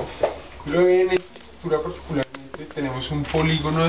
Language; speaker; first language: Spanish; native; Spanish